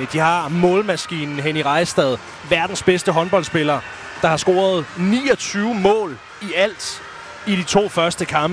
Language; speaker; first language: Danish; native; Danish